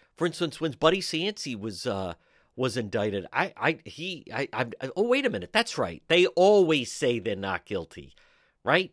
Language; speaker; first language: English; native; English